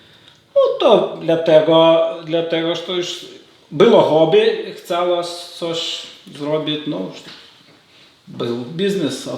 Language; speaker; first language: Polish; non-native, learner; Lithuanian